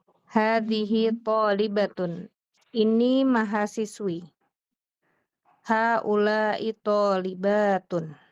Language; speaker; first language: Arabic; non-native, learner; Indonesian